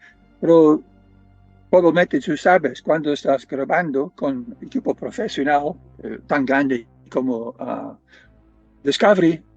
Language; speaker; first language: Spanish; non-native, fluent; English